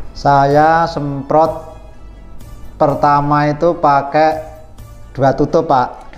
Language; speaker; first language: Indonesian; non-native, local second language; Javanese